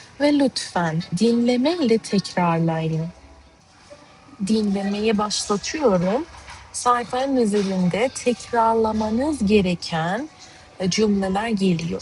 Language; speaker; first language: Turkish; non-native, fluent; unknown